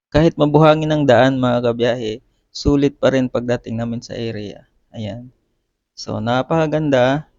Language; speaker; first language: Filipino; non-native, local second language; Iloko